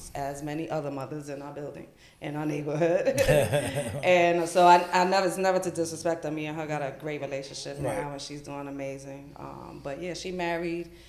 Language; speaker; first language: English; native; English